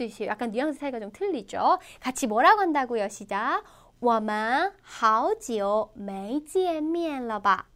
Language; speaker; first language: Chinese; non-native, fluent; Korean